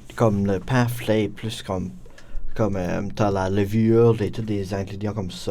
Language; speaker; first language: French; non-native, local second language; English